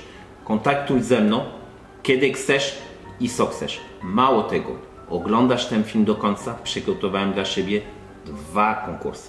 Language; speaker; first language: Polish; non-native, learner; French